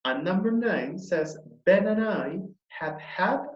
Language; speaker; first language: English; non-native, fluent; Spanish